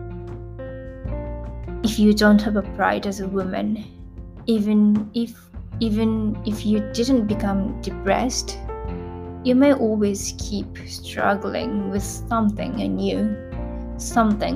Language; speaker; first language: English; non-native, fluent; Japanese